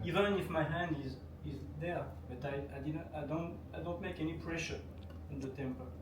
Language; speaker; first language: English; non-native, learner; French